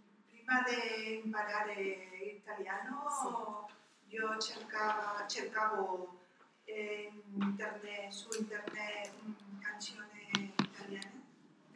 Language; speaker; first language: Italian; non-native, learner; Spanish